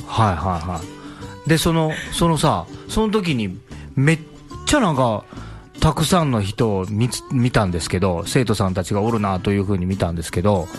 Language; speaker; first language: Japanese; native; Japanese